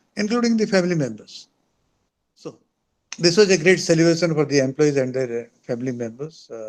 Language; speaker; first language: English; non-native, local second language; Odia